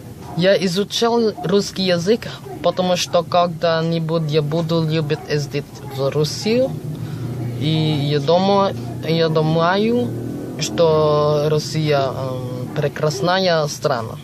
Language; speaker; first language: Russian; non-native, learner; Filipino